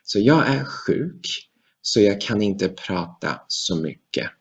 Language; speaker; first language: Swedish; non-native, fluent; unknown